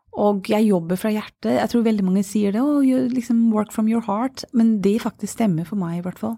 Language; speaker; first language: Norwegian; non-native, fluent; English